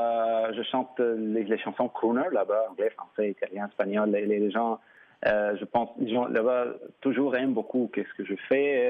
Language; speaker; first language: French; non-native, fluent; Arabic